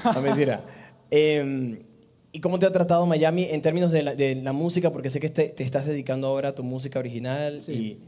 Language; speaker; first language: Spanish; native; Spanish